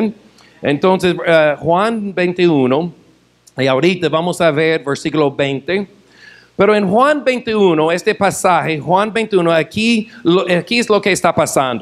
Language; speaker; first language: Spanish; non-native, fluent; English